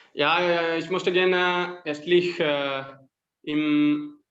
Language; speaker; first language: German; non-native, learner; Tamil